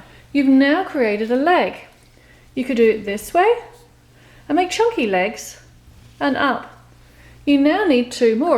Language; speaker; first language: English; native; English